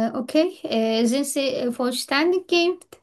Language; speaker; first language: German; non-native, learner; Turkish